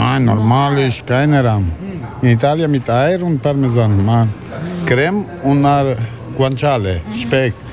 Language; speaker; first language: German; non-native, learner; Italian